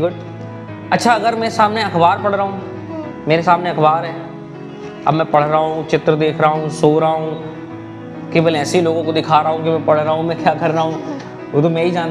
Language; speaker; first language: Hindi; native; Hindi